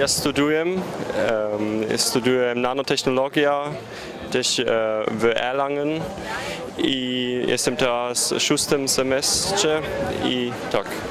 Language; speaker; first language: Polish; early bilingual, heritage; German